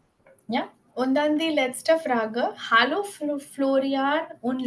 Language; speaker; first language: German; non-native, fluent; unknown